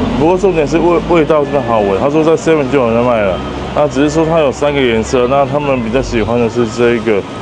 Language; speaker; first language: Chinese; native; Chinese